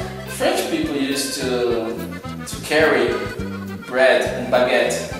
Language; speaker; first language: English; non-native, learner; Portuguese